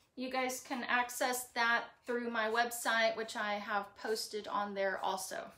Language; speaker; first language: English; native; English